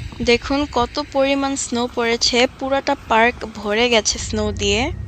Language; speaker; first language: Bangla; early bilingual, heritage; Bangla